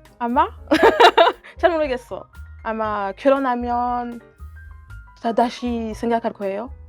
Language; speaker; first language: Korean; non-native, learner; French